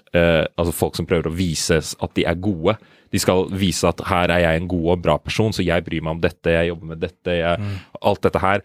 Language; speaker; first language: Norwegian; early bilingual, other home language; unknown